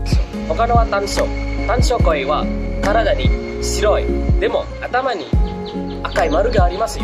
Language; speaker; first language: Japanese; non-native, learner; Indonesian